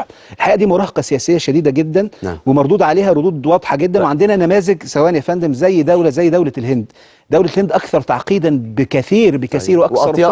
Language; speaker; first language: Arabic; native; Arabic